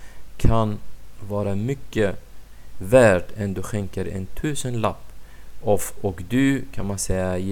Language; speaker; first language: Swedish; non-native, fluent; Arabic